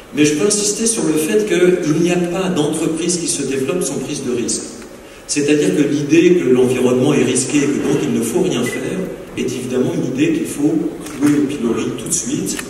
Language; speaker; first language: French; native; French